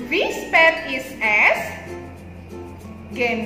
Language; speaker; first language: German; non-native, learner; Indonesian